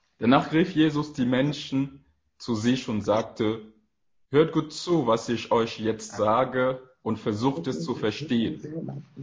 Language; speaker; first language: German; non-native, fluent; French